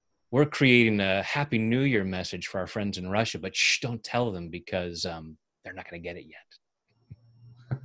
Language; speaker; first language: English; native; English